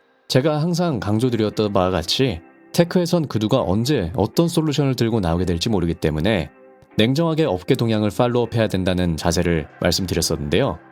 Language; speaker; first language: Korean; native; Korean